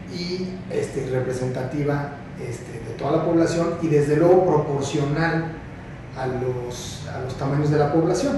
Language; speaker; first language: Spanish; native; Spanish